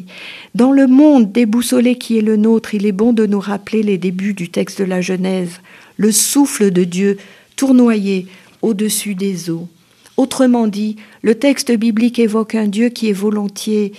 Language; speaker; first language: French; native; French